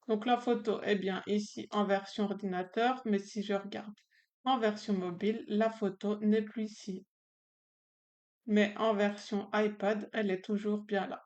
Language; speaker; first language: French; native; French